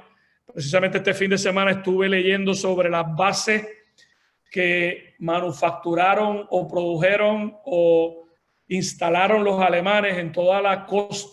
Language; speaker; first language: Spanish; native; Spanish